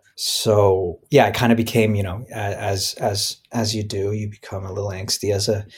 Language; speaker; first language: English; native; English